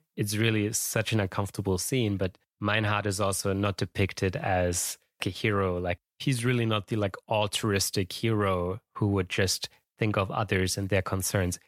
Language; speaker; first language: English; non-native, fluent; German